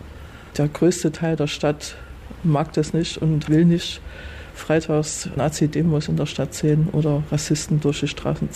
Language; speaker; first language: German; native; German